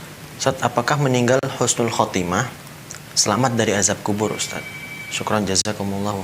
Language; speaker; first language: Indonesian; native; Indonesian